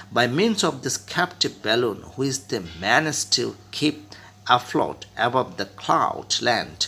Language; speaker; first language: English; non-native, local second language; Bangla